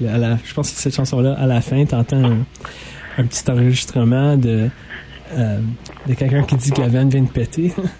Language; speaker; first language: French; native; French